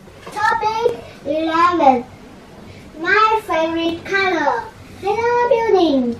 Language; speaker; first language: English; non-native, learner; Vietnamese